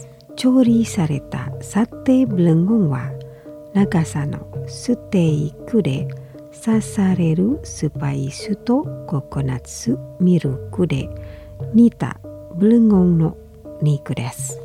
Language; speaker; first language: Japanese; non-native, fluent; Indonesian